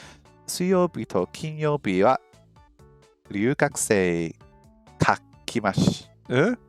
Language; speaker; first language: Japanese; non-native, learner; English